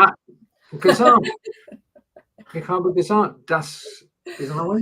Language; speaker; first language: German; non-native, learner; English